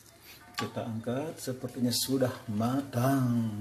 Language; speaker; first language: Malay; non-native, local second language; Sundanese